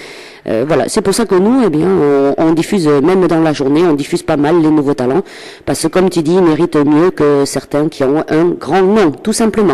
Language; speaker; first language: French; native; French